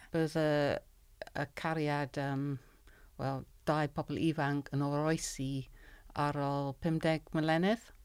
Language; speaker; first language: Welsh; non-native, learner; English